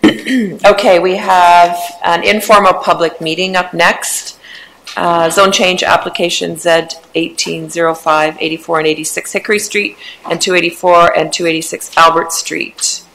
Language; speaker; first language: English; native; English